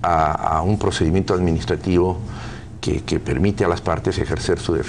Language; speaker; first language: Spanish; native; Spanish